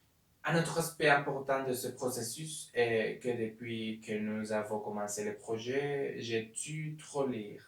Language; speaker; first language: French; non-native, learner; Spanish